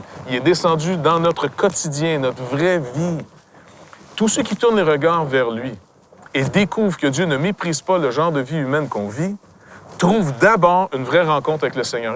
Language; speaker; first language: French; native; French